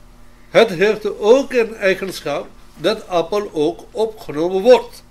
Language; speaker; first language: Dutch; non-native, fluent; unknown